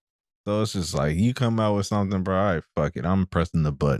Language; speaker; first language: English; native; English